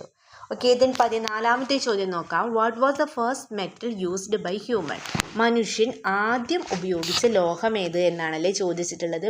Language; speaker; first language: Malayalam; native; Malayalam